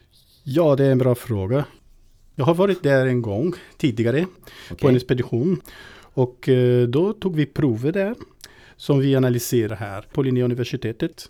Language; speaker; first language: Swedish; non-native, fluent; Portuguese